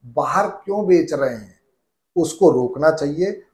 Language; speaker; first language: Hindi; native; Hindi